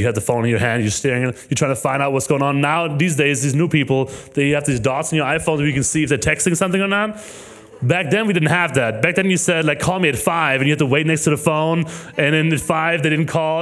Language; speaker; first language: English; non-native, fluent; German